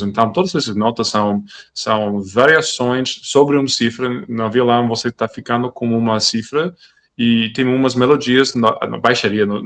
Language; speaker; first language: Portuguese; non-native, fluent; English